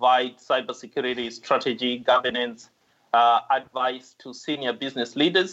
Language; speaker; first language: English; non-native, local second language; Shona